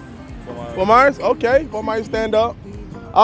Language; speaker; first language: English; native; English